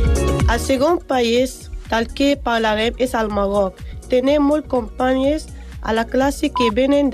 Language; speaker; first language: Catalan; non-native, learner; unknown